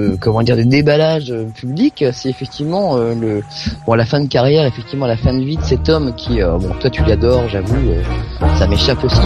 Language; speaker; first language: French; native; French